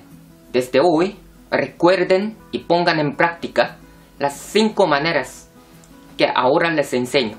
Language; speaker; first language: Spanish; non-native, fluent; Korean